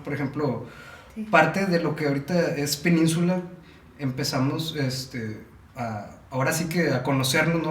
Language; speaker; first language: Spanish; native; Spanish